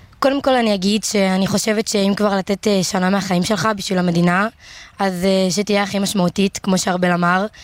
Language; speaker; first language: Hebrew; native; Hebrew